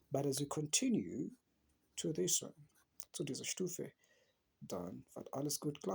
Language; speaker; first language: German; non-native, learner; English